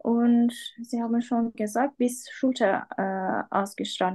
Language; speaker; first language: German; non-native, learner; Turkish